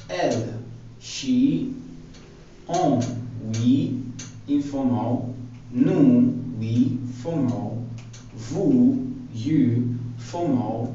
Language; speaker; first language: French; non-native, fluent; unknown